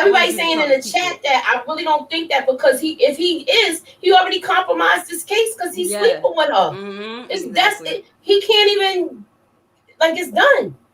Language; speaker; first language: English; native; English